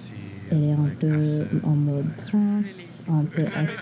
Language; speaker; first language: French; non-native, learner; English